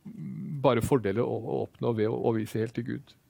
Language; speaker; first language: Norwegian; native; Norwegian